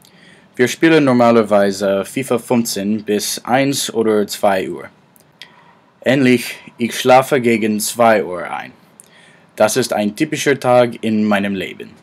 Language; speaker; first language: German; non-native, learner; English